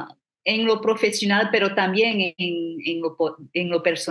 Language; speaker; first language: Spanish; non-native, fluent; English